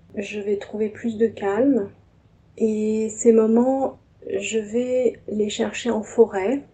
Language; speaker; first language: French; native; French